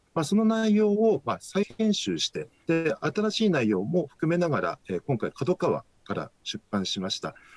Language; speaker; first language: Japanese; native; Japanese